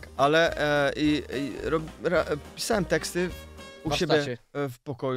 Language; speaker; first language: Polish; early bilingual, other home language; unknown